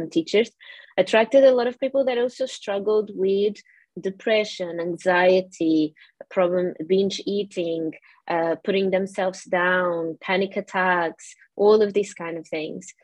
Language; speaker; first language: English; non-native, fluent; Portuguese